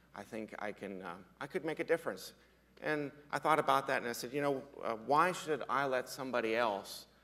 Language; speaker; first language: English; native; English